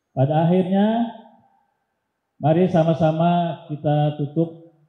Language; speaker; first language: Indonesian; native; Indonesian